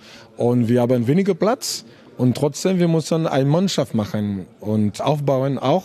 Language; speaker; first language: German; non-native, learner; French